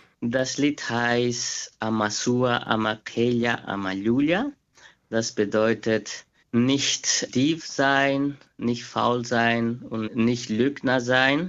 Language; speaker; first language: German; non-native, fluent; Quechua